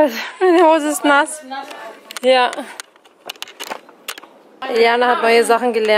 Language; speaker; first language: German; native; German